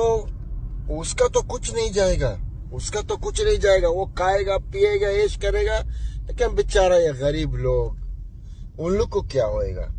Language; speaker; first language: Hindi; non-native, learner; Arabic